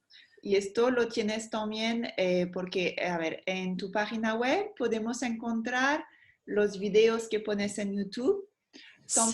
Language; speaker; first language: Spanish; non-native, fluent; French